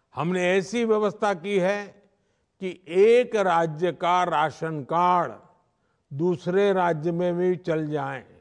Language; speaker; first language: Hindi; non-native, local second language; Gujarati